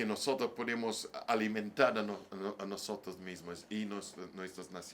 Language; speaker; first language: Spanish; non-native, learner; English